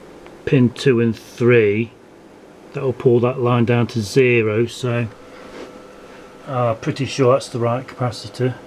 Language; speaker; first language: English; native; English